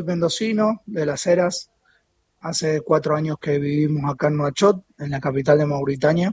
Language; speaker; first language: Spanish; native; Spanish